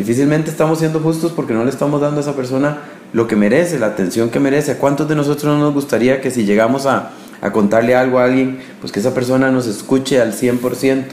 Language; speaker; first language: Spanish; native; Spanish